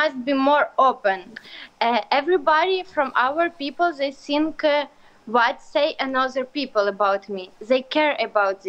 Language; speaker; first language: English; non-native, learner; Ukrainian